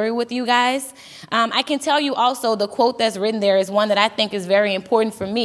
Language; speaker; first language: English; native; English